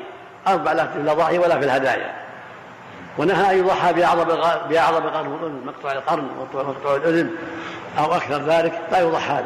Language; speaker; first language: Arabic; native; Arabic